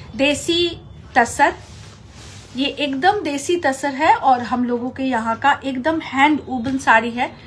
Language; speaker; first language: Hindi; non-native, local second language; Bangla